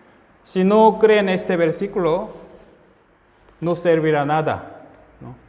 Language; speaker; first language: Spanish; non-native, fluent; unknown